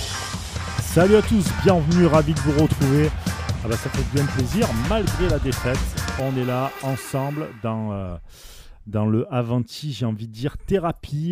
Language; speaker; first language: French; native; French